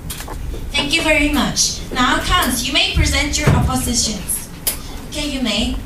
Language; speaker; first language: English; non-native, fluent; Korean